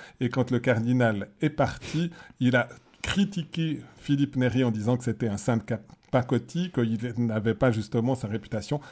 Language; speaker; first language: French; native; French